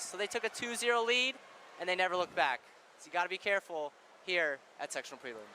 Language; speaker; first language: English; native; English